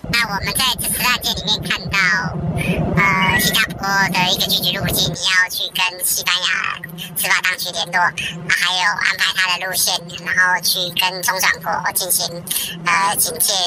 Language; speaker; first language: Chinese; native; Chinese